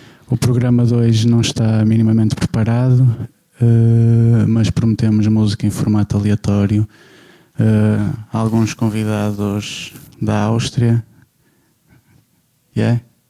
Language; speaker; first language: Portuguese; native; Portuguese